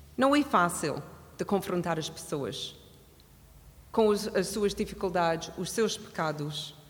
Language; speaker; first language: Portuguese; non-native, fluent; English